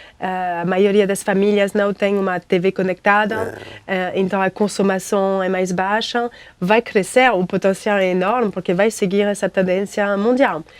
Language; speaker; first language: Portuguese; non-native, fluent; French